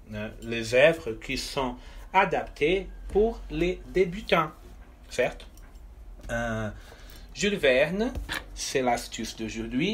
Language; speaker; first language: French; non-native, fluent; Portuguese